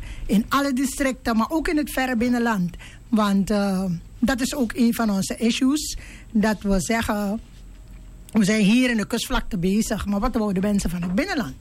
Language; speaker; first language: Dutch; native; Dutch